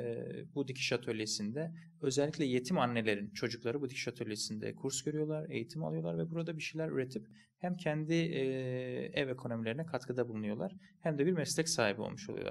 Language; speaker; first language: Turkish; native; Turkish